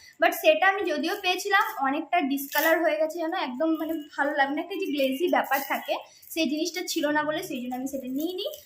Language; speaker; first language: Bangla; native; Bangla